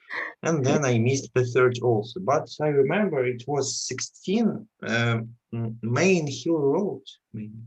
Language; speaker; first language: English; non-native, learner; Russian